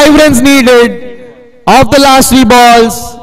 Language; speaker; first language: English; non-native, local second language; Marathi